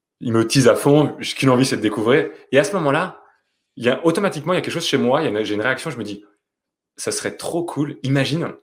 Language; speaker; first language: French; native; French